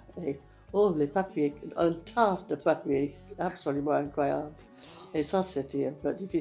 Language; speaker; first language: French; non-native, fluent; English